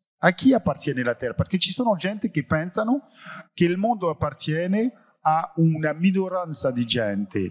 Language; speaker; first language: Italian; non-native, fluent; French